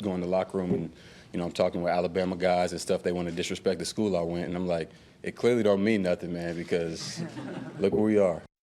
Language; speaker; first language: English; native; English